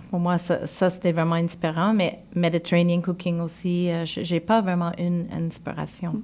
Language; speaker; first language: French; non-native, fluent; English